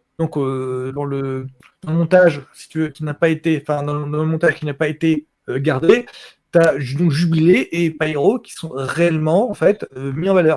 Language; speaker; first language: French; native; French